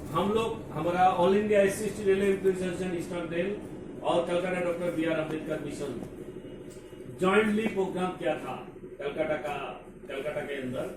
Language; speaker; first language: Hindi; non-native, local second language; Bangla